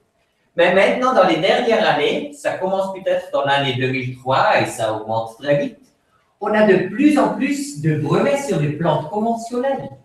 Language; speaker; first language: French; non-native, fluent; Swiss German